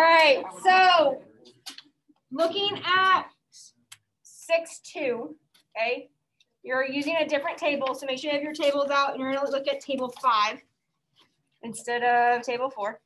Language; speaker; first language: English; native; English